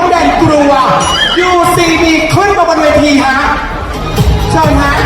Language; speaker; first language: Thai; native; Thai